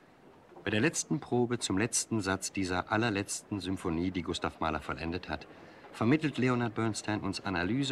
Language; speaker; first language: German; native; German